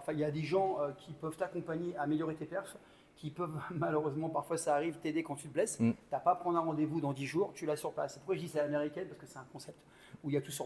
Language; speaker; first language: French; native; French